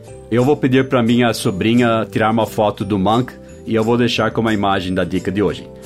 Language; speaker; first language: Portuguese; non-native, fluent; English